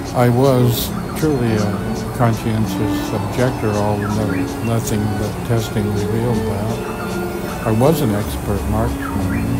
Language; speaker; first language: English; native; English